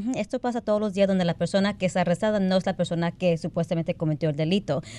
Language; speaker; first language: Spanish; early bilingual, heritage; Spanish